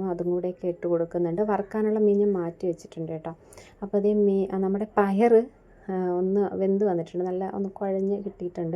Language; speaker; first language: Malayalam; native; Malayalam